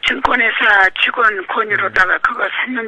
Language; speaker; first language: Korean; native; Korean